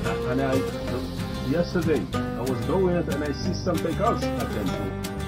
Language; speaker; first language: English; non-native, learner; Arabic